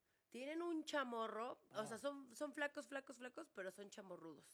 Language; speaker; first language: Spanish; native; Spanish